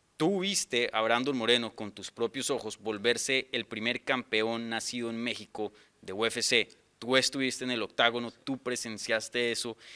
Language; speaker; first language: Spanish; native; Spanish